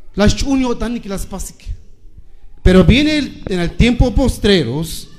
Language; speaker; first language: Spanish; non-native, local second language; Tzeltal